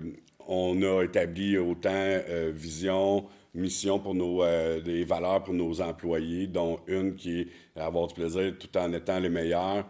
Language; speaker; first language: French; native; French